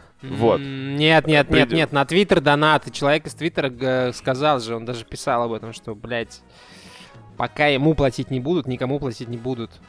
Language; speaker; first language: Russian; native; Russian